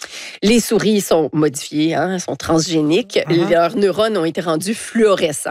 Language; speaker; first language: French; native; French